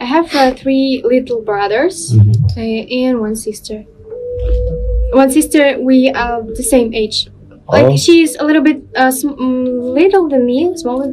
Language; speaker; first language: English; non-native, learner; Russian